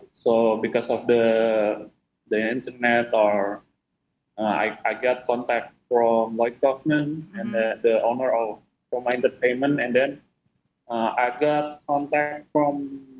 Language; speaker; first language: English; non-native, fluent; Indonesian